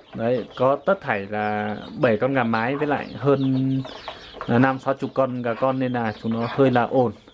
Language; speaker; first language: Vietnamese; non-native, local second language; Iu Mien